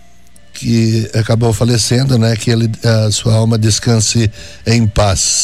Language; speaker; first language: Portuguese; native; Portuguese